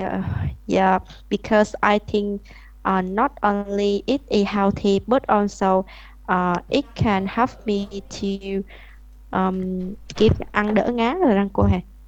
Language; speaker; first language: English; non-native, learner; Vietnamese